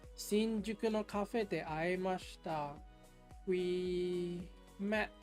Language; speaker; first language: Japanese; non-native, learner; English